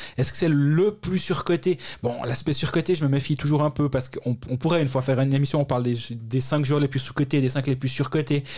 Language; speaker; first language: French; native; French